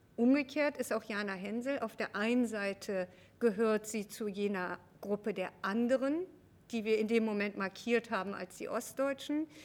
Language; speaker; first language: German; early bilingual, other home language; Persian